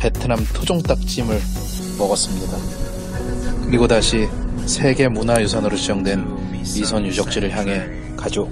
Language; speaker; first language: Korean; native; Korean